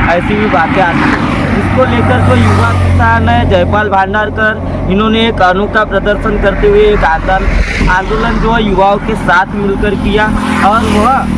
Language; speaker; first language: Hindi; non-native, local second language; Marathi